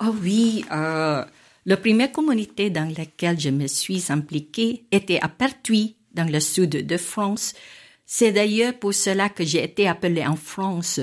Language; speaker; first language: French; non-native, fluent; Filipino